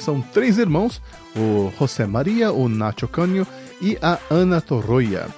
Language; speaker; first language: Portuguese; native; Portuguese